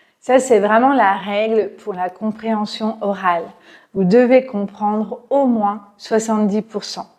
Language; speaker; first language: French; native; French